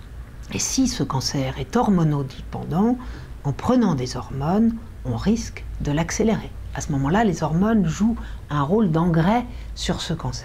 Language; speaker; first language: French; native; French